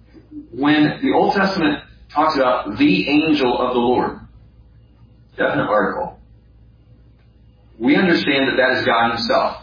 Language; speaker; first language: English; native; English